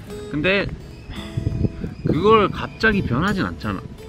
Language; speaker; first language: Korean; non-native, fluent; English